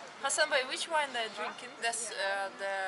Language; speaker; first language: English; non-native, fluent; Russian